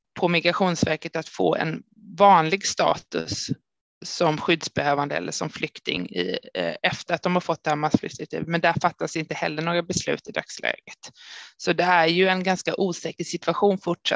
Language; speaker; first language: Swedish; native; Swedish